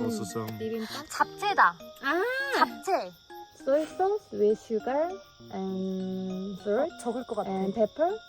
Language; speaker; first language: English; non-native, learner; Korean